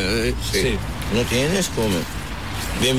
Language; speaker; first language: Spanish; non-native, learner; Arabic